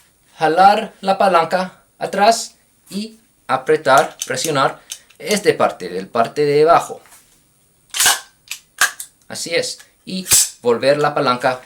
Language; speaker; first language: Spanish; non-native, fluent; English